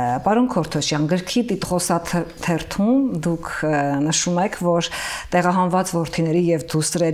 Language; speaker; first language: Armenian; native; Armenian